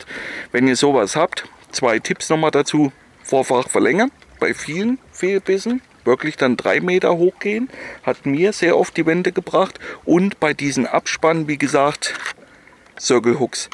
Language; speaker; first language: German; native; German